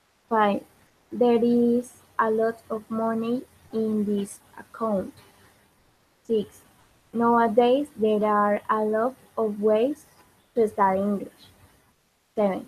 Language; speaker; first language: English; non-native, learner; Spanish